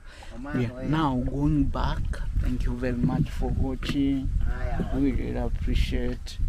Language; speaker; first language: English; non-native, fluent; Rundi